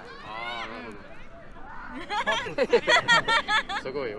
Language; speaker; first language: Japanese; non-native, learner; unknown